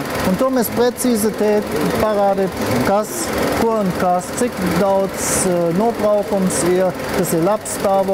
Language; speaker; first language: Latvian; non-native, learner; German